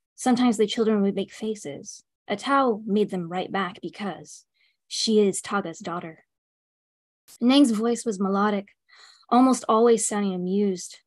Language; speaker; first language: English; native; English